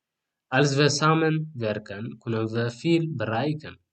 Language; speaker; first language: Dutch; non-native, fluent; Tigrinya